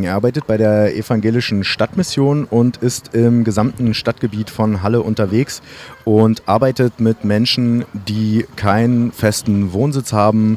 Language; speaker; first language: German; native; German